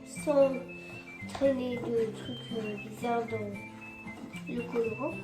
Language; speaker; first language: French; early bilingual, other home language; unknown